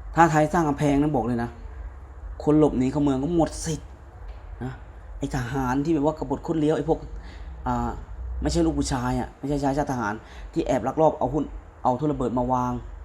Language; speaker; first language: Thai; native; Thai